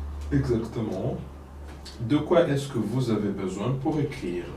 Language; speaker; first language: French; non-native, fluent; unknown